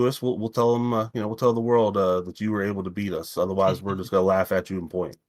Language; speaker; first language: English; native; English